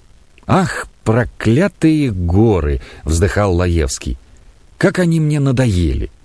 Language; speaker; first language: Russian; native; Russian